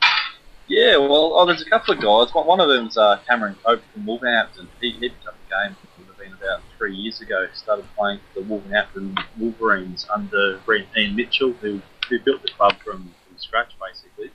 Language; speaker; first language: English; native; English